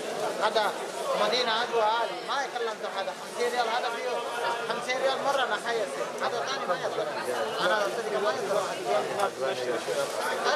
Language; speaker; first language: Arabic; non-native, learner; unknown